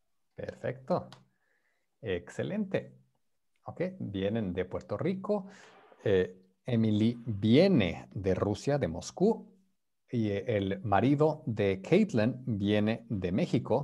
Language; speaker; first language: Spanish; non-native, fluent; English